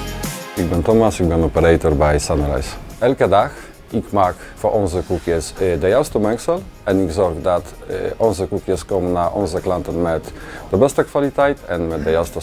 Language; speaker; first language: Dutch; non-native, learner; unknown